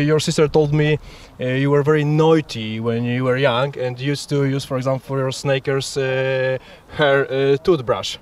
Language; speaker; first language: English; non-native, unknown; Polish